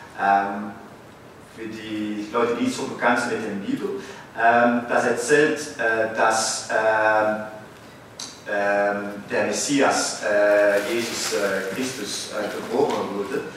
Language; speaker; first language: German; non-native, fluent; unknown